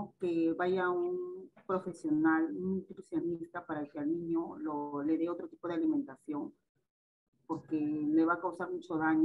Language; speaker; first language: Spanish; native; Spanish